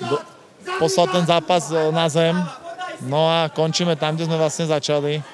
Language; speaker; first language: Slovak; native; Slovak